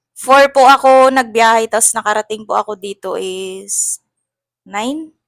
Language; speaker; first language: Filipino; non-native, local second language; Masbatenyo